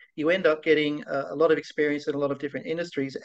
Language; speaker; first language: English; native; English